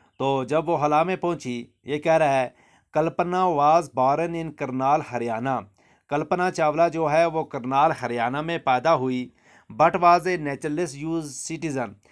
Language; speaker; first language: Hindi; native; Hindi